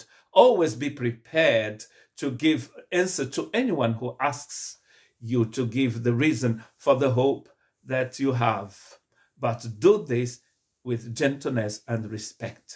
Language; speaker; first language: English; non-native, fluent; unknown